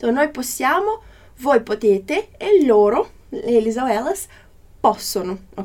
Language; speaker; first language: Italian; non-native, fluent; Portuguese